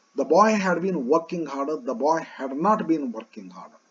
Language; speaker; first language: English; non-native, local second language; Kannada